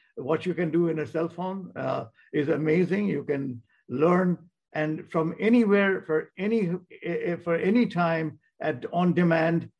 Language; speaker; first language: English; non-native, local second language; Bangla